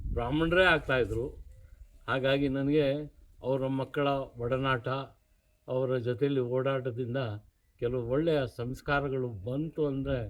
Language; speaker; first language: Kannada; non-native, local second language; Urdu